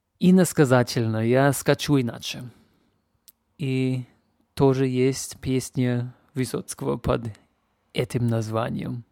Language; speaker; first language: Russian; non-native, fluent; English